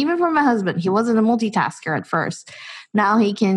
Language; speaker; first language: English; non-native, local second language; Filipino